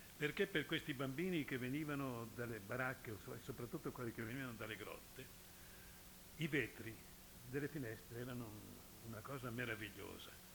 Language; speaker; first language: Italian; native; Italian